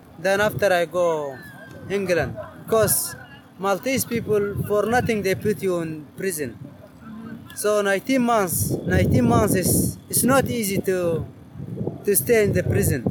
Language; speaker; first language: English; non-native, learner; Arabic